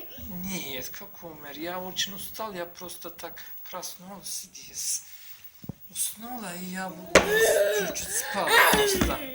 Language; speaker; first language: Russian; non-native, learner; Turkish